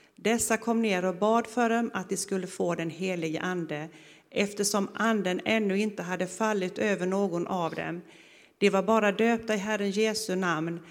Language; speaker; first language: Swedish; native; Swedish